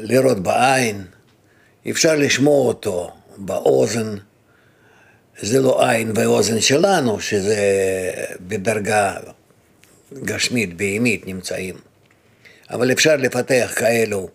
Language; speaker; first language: Hebrew; non-native, fluent; Russian